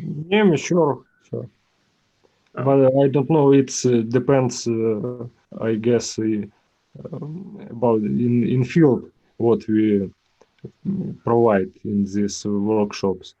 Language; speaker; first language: English; non-native, learner; Ukrainian